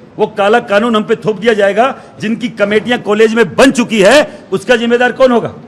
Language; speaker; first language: Hindi; native; Hindi